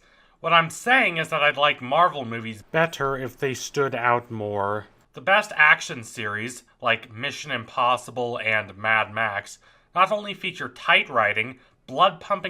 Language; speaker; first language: English; native; English